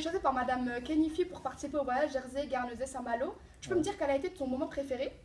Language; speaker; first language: French; native; French